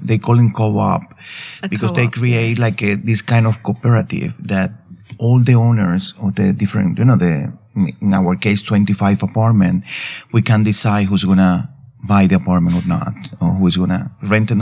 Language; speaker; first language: English; non-native, fluent; Spanish